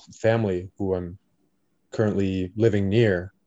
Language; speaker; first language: English; native; English